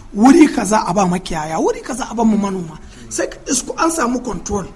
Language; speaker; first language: Hausa; non-native, local second language; Fula